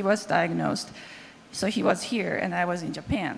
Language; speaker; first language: English; non-native, fluent; Japanese